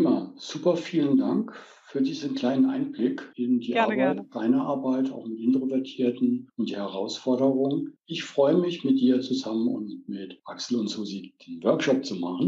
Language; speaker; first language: German; native; German